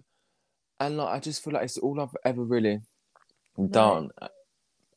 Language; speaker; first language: English; native; English